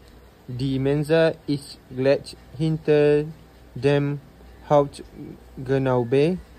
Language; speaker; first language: German; non-native, learner; Malay